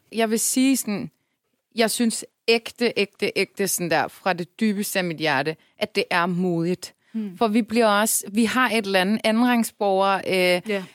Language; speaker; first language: Danish; early bilingual, other home language; Turkish